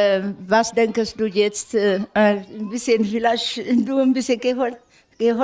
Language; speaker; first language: German; non-native, learner; Amharic